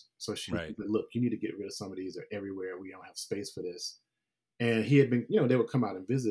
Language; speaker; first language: English; native; English